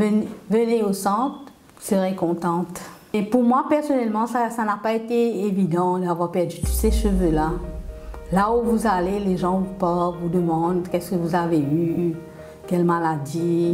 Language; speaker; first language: French; non-native, local second language; Morisyen